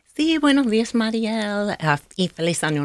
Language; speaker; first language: Spanish; non-native, learner; English